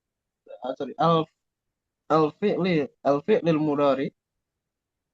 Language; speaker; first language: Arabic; non-native, learner; Indonesian